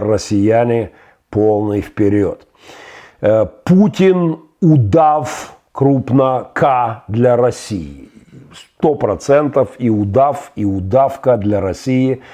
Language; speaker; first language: Russian; native; Russian